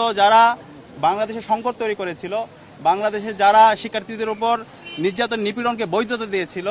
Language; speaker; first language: Bangla; native; Bangla